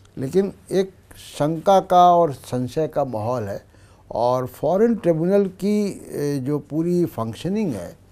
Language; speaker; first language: Hindi; native; Hindi